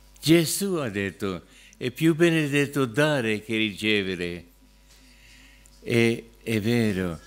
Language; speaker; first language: Italian; non-native, fluent; English